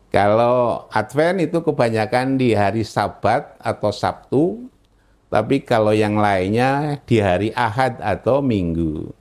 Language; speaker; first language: Indonesian; non-native, local second language; Javanese